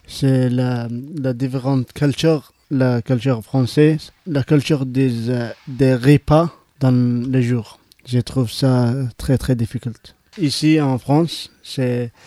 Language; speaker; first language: French; non-native, learner; Arabic